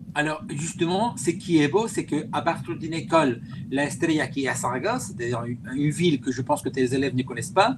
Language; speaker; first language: French; non-native, fluent; Spanish